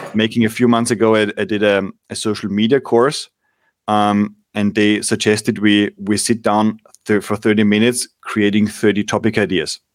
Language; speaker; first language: English; non-native, fluent; German